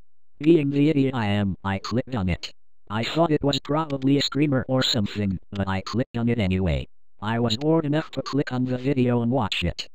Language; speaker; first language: English; native; English